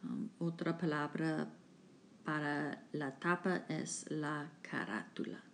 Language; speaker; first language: Spanish; non-native, learner; English